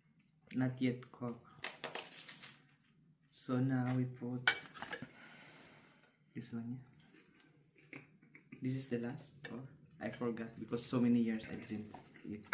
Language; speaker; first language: English; non-native, local second language; Filipino